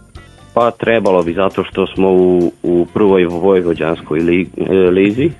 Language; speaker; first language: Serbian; non-native, local second language; Hungarian